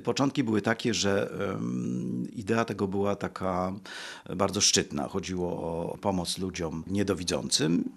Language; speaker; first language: Polish; native; Polish